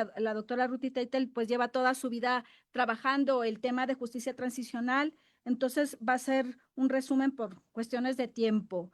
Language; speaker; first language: Spanish; native; Spanish